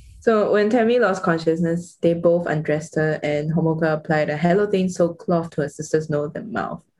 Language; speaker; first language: English; native; English